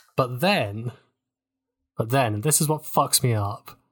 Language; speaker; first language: English; native; English